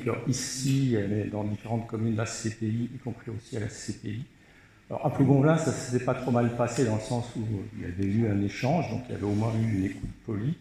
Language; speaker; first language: French; native; French